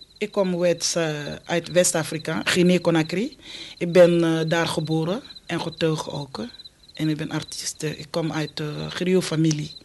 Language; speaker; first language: Dutch; non-native, fluent; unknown